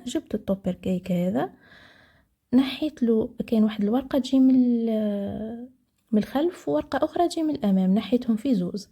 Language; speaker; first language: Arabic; native; Arabic